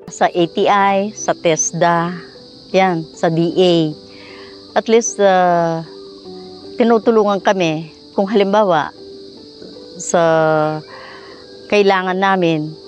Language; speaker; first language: Filipino; non-native, local second language; Pampanga